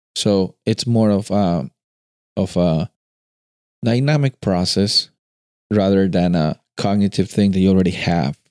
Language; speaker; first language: English; non-native, fluent; Spanish